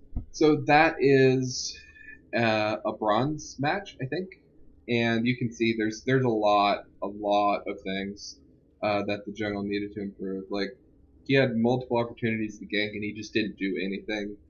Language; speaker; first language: English; native; English